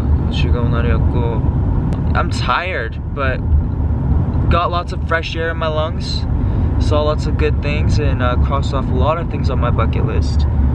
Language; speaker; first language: English; early bilingual, other home language; Korean